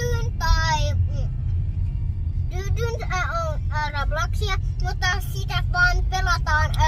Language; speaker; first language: Finnish; early bilingual, other home language; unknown